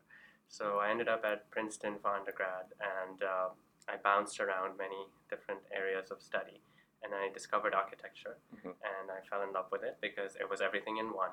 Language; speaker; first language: English; non-native, local second language; Urdu